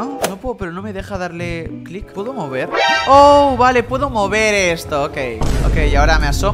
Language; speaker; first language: Spanish; native; Spanish